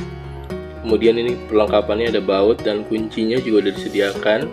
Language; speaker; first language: Indonesian; native; Indonesian